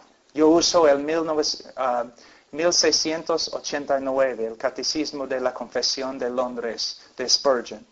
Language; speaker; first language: Spanish; non-native, fluent; English